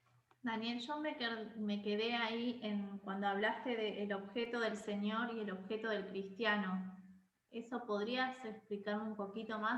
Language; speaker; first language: Spanish; native; Spanish